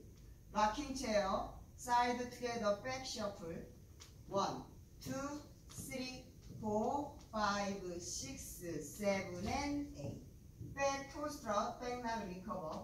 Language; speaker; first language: English; non-native, fluent; Korean